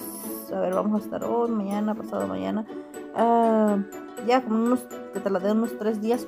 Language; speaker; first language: Spanish; native; Spanish